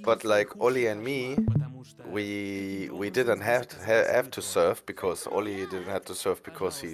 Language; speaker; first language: English; non-native, fluent; German